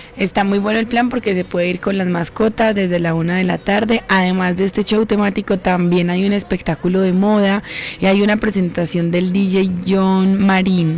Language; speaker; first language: Spanish; native; Spanish